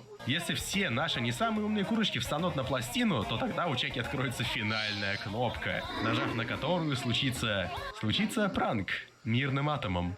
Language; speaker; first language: Russian; native; Russian